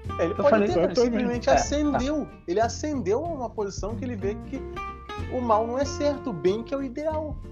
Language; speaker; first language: Portuguese; native; Portuguese